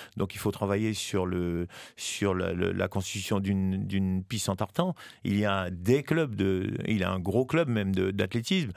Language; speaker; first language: French; native; French